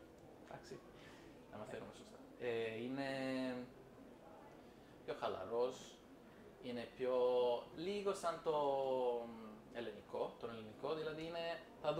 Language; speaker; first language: Greek; non-native, fluent; Italian